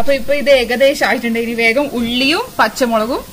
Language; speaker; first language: Malayalam; native; Malayalam